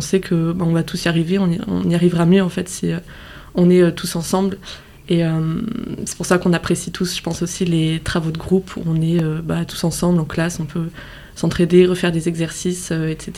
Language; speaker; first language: French; native; French